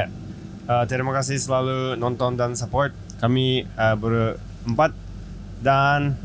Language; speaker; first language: Indonesian; non-native, fluent; Japanese